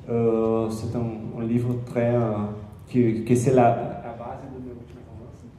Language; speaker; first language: French; non-native, learner; Portuguese